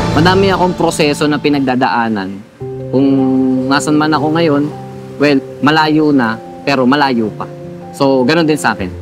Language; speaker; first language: Filipino; native; Filipino